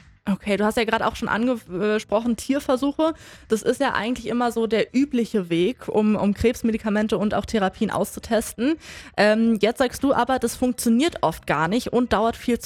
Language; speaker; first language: German; native; German